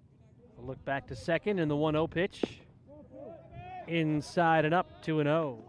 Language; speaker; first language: English; native; English